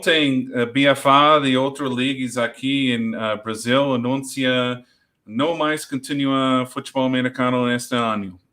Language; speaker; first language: Portuguese; non-native, learner; English